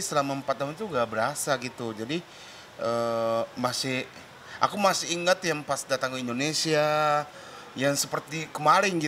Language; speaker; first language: Indonesian; non-native, fluent; Japanese